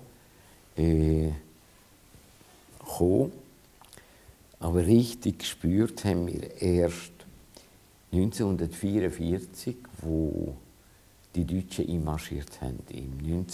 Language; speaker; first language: German; non-native, fluent; Hungarian